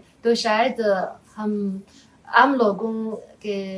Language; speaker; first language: Hindi; non-native, fluent; Chinese